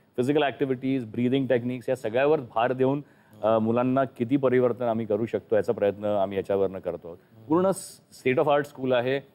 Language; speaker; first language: Marathi; native; Marathi